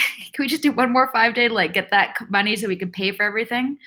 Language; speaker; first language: English; native; English